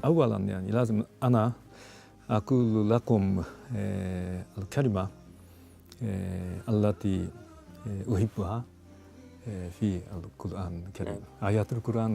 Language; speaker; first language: Arabic; non-native, fluent; Japanese